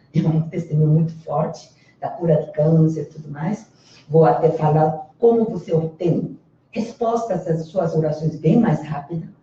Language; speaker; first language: Portuguese; early bilingual, other home language; Korean